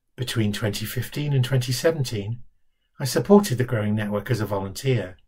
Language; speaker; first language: English; native; English